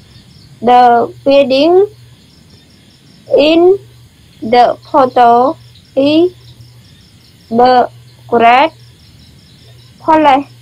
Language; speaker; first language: English; non-native, learner; Khmer